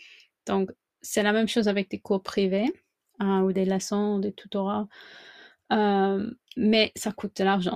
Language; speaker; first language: French; non-native, fluent; English